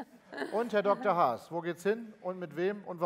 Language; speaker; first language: German; native; German